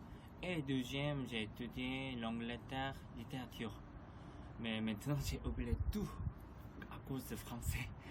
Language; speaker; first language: French; non-native, learner; Korean